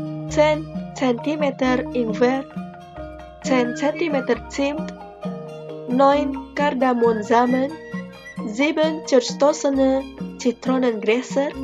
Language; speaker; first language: German; non-native, fluent; Indonesian